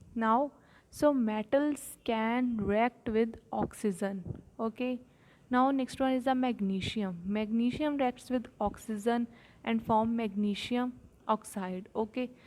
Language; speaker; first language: English; non-native, local second language; Punjabi